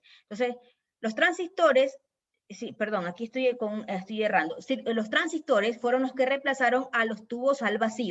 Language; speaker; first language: Spanish; native; Spanish